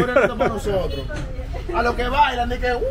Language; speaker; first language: Spanish; native; Spanish